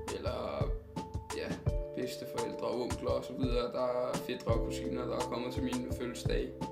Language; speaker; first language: Danish; early bilingual, other home language; Icelandic